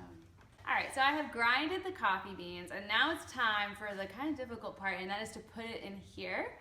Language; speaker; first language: English; early bilingual, other home language; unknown